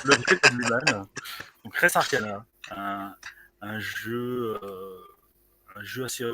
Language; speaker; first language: French; native; French